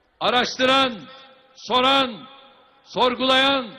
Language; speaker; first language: Turkish; native; Turkish